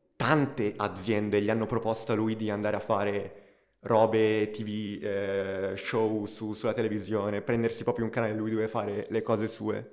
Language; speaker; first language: Italian; early bilingual, other home language; Russian